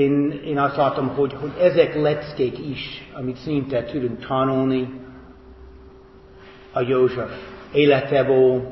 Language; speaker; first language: Hungarian; non-native, fluent; English